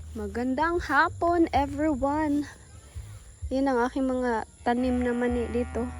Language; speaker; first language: Filipino; native; Filipino